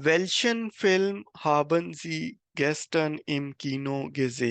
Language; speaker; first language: German; non-native, fluent; Urdu